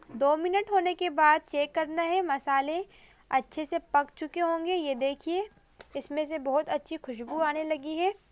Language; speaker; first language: Hindi; native; Hindi